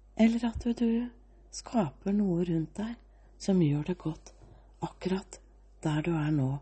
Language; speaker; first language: Norwegian; early bilingual, other home language; Danish